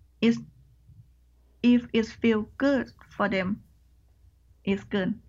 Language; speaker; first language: English; non-native, learner; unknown